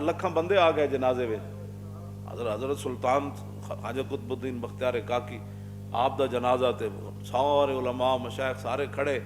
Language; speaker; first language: Urdu; non-native, local second language; Punjabi